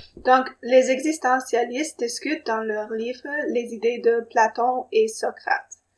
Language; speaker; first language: French; non-native, local second language; English